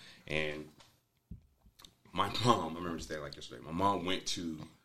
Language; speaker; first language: English; native; English